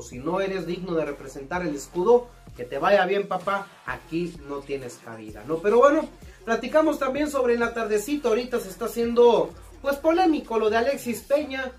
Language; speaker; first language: Spanish; native; Spanish